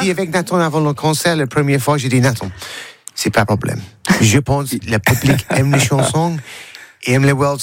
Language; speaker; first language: French; non-native, learner; English